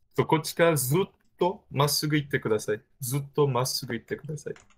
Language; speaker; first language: Japanese; non-native, learner; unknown